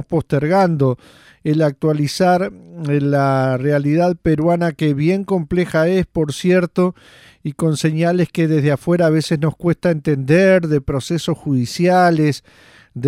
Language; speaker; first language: Spanish; native; Spanish